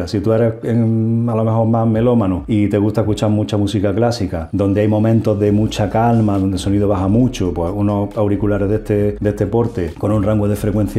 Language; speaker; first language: Spanish; native; Spanish